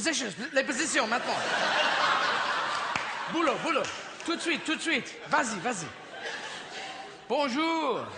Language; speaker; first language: French; non-native, fluent; English